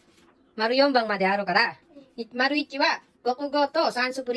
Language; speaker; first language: Japanese; early bilingual, other home language; Filipino